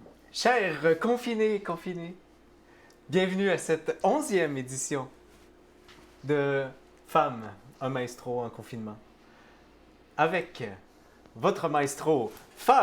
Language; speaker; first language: French; native; French